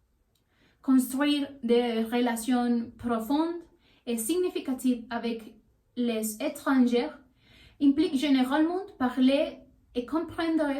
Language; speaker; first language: French; non-native, learner; Spanish